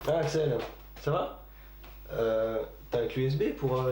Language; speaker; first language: French; native; French